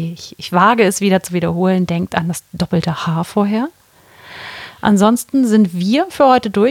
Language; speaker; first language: German; native; German